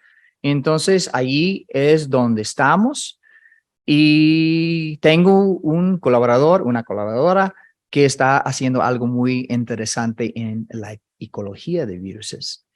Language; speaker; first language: Spanish; non-native, fluent; English